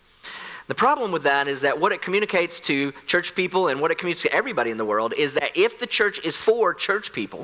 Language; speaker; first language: English; native; English